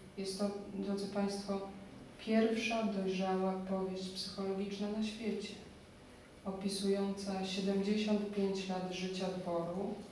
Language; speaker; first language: Polish; native; Polish